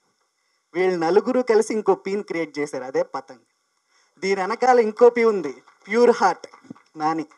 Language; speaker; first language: Telugu; native; Telugu